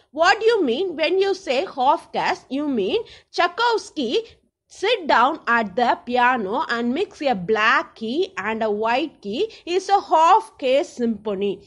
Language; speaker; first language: English; non-native, local second language; Tamil